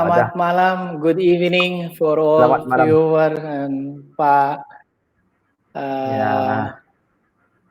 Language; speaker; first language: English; non-native, learner; Indonesian